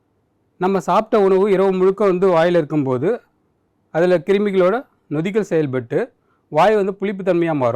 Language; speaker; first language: Tamil; native; Tamil